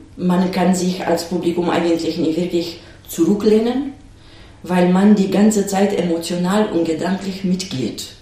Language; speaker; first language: German; non-native, fluent; Romanian